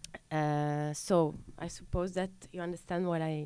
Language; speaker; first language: English; non-native, learner; Italian